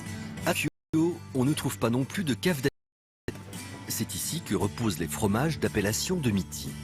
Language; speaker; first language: French; native; French